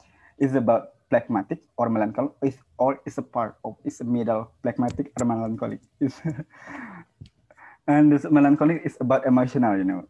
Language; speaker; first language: English; non-native, learner; Indonesian